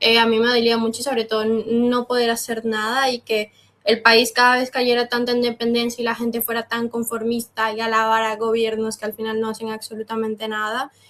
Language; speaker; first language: Spanish; native; Spanish